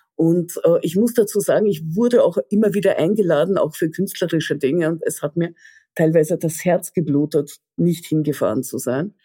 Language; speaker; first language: German; early bilingual, other home language; Russian